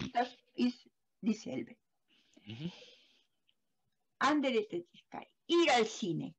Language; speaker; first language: German; non-native, learner; Spanish